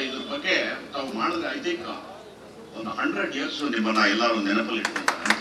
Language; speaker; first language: Kannada; native; Kannada